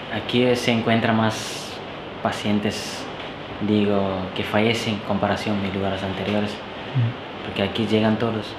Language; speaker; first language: Spanish; non-native, fluent; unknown